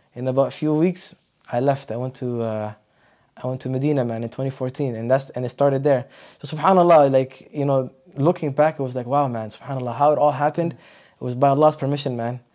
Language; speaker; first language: English; native; English